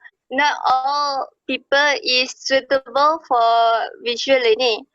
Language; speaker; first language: English; non-native, local second language; Malay